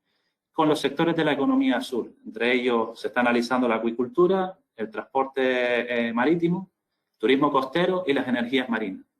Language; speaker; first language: Spanish; native; Spanish